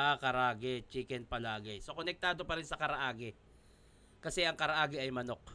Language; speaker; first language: Filipino; native; Filipino